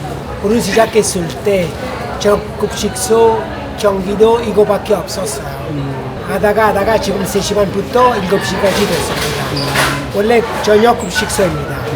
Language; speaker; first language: Korean; non-native, fluent; Italian